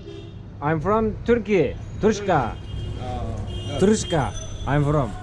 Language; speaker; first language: English; non-native, learner; Turkish